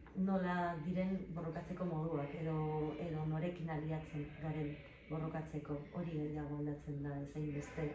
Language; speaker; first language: Basque; non-native, local second language; Spanish